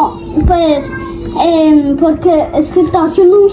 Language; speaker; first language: Spanish; early bilingual, heritage; Spanish